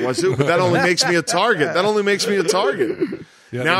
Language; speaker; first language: English; native; English